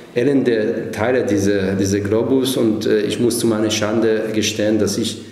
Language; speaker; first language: German; non-native, fluent; Hebrew